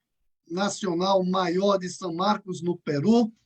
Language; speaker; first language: Portuguese; non-native, learner; Spanish